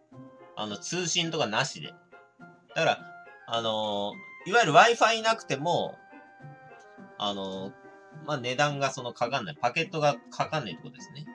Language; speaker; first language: Japanese; native; Japanese